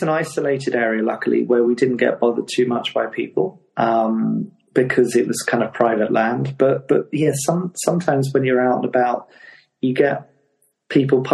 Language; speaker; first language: English; native; English